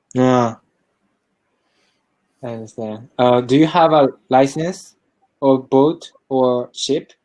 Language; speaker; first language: English; non-native, learner; Japanese